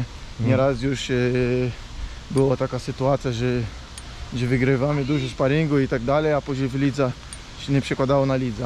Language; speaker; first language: Polish; non-native, fluent; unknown